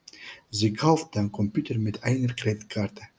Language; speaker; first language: German; non-native, fluent; Turkish